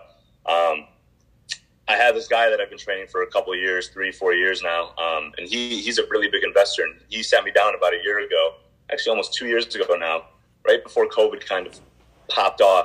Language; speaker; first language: English; native; English